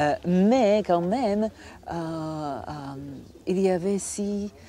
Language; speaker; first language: French; non-native, fluent; Croatian